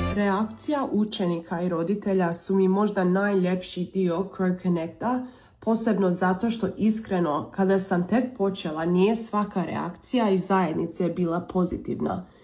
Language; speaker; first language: Serbian; early bilingual, heritage; Croatian